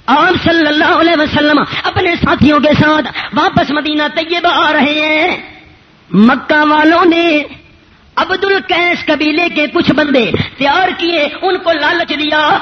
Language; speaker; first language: Urdu; non-native, local second language; Punjabi